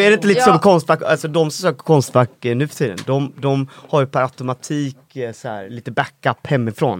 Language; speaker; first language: Swedish; native; Swedish